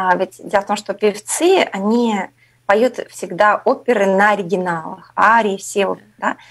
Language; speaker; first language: Russian; native; Russian